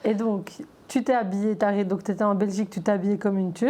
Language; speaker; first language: French; native; French